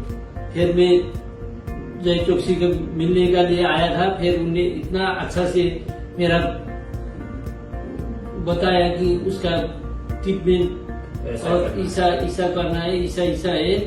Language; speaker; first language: Hindi; non-native, learner; Nepali